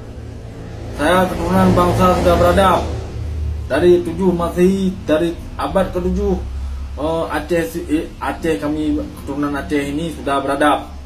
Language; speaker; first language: Indonesian; non-native, local second language; Achinese